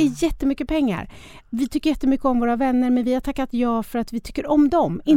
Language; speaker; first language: Swedish; native; Swedish